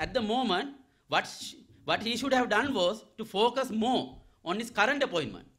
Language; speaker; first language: English; non-native, local second language; Sinhala